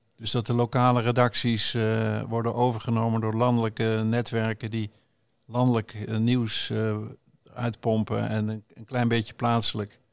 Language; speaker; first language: Dutch; native; Dutch